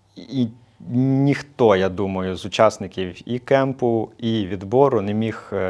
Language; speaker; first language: Ukrainian; native; Ukrainian